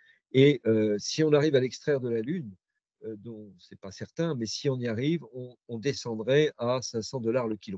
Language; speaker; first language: French; native; French